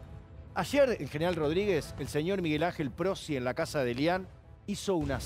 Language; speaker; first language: Spanish; native; Spanish